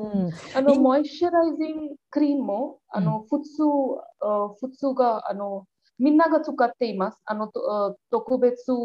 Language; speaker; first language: Japanese; non-native, learner; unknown